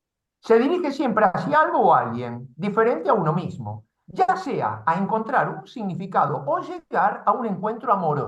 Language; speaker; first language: Spanish; native; Spanish